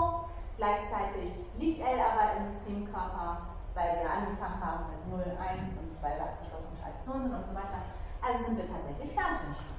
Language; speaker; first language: German; native; German